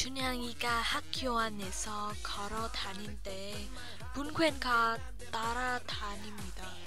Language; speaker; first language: Korean; non-native, learner; English